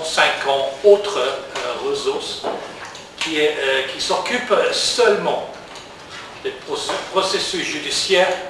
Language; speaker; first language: French; non-native, learner; English